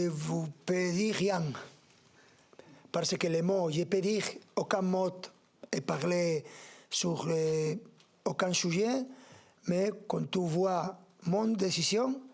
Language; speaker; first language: French; non-native, learner; Spanish